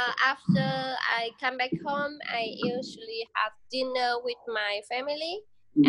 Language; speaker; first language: English; non-native, learner; Vietnamese